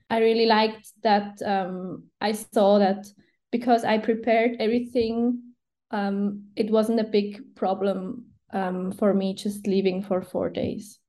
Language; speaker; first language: English; non-native, fluent; Swiss German